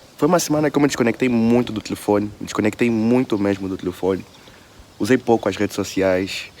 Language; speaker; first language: Portuguese; native; Portuguese